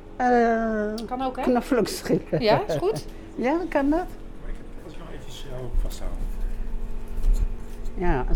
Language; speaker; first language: Dutch; native; Dutch